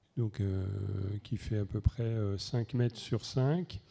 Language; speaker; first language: French; native; French